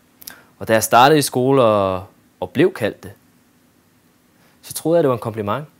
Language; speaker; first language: Danish; early bilingual, other home language; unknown